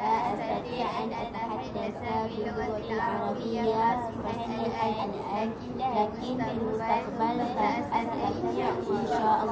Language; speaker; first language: Arabic; non-native, learner; Malay